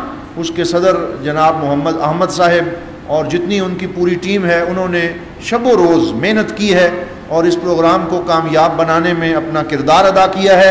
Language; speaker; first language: Urdu; native; Urdu